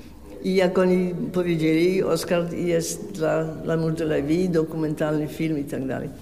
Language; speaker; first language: Polish; early bilingual, heritage; Polish